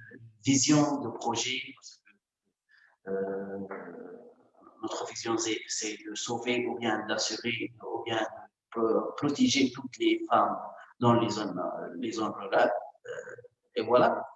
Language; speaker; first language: French; non-native, local second language; Arabic